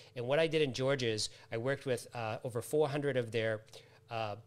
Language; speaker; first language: English; native; English